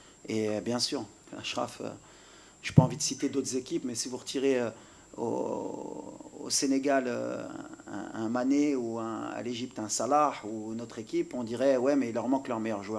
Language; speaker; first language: French; native; French